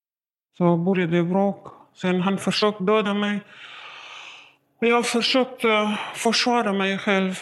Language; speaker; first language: Swedish; non-native, learner; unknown